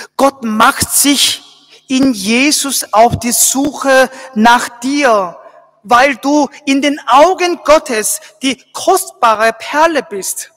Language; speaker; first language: German; non-native, fluent; Korean